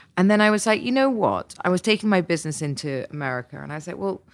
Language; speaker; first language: English; native; English